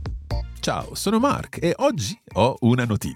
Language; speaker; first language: Italian; non-native, fluent; English